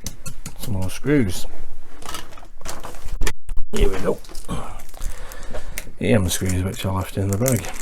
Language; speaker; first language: English; native; English